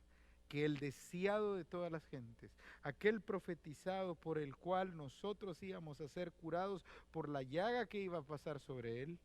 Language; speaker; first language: Spanish; native; Spanish